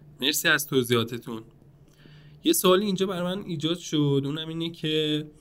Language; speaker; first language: Persian; native; Persian